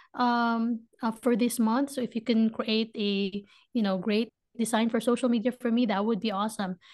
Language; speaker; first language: English; non-native, local second language; Filipino